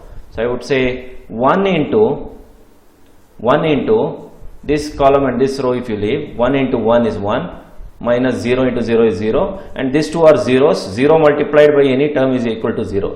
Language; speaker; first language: English; non-native, local second language; Kannada